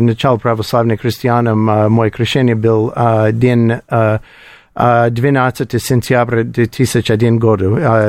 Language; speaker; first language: Russian; non-native, learner; English